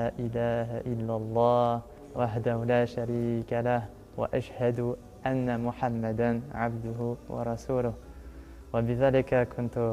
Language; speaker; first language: Arabic; non-native, learner; French